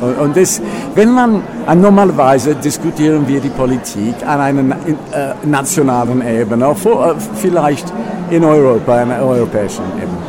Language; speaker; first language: German; non-native, fluent; English